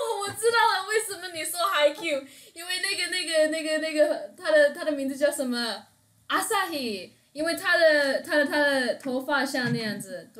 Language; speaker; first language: Chinese; early bilingual, heritage; Chinese